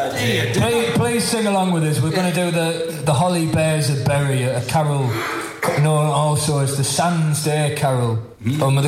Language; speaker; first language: English; native; English